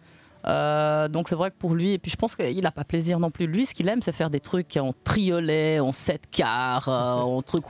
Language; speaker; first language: French; native; French